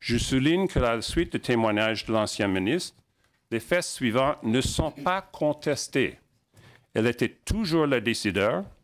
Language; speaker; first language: French; non-native, local second language; English